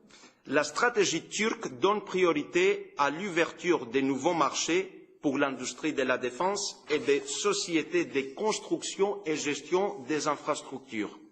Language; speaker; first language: French; non-native, fluent; Greek